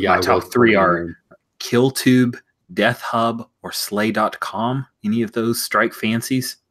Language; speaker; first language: English; native; English